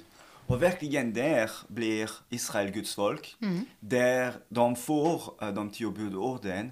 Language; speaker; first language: Swedish; non-native, fluent; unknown